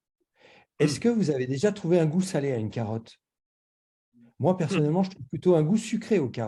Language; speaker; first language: French; native; French